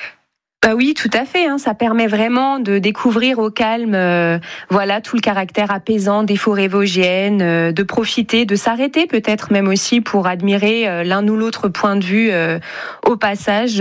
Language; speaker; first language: French; native; French